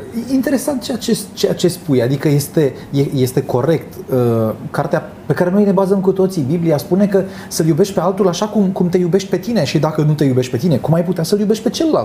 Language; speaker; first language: Romanian; native; Romanian